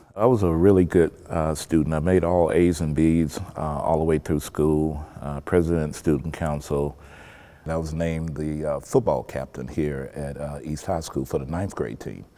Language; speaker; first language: English; native; English